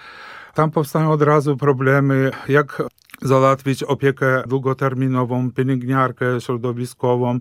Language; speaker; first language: Polish; non-native, fluent; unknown